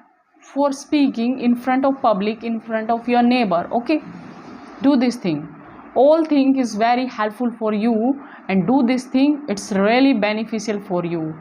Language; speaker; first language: English; non-native, local second language; Hindi